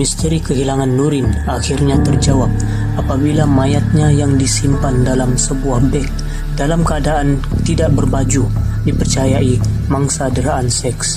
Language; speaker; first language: Malay; native; Malay